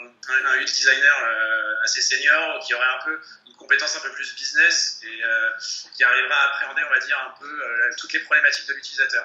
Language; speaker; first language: French; native; French